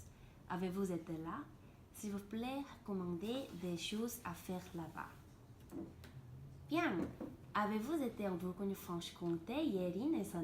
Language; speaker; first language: French; non-native, learner; Korean